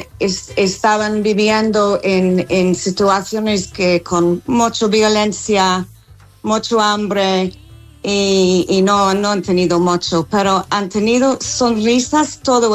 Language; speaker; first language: Spanish; non-native, learner; English